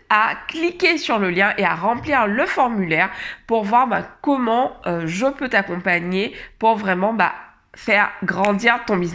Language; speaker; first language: French; native; French